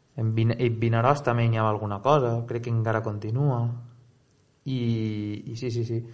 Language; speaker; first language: Catalan; native; Catalan